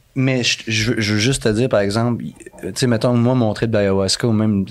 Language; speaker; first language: French; native; French